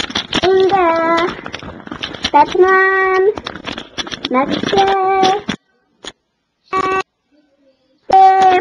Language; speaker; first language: English; non-native, learner; Korean